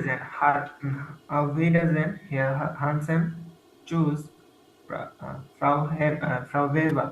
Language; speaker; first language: German; non-native, learner; Bangla